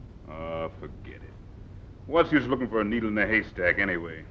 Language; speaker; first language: English; native; English